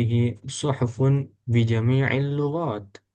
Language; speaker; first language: Arabic; non-native, fluent; Indonesian